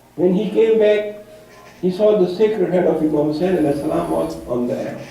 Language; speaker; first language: English; non-native, local second language; Urdu